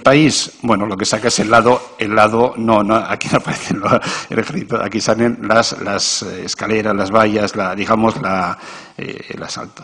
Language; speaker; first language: Spanish; native; Spanish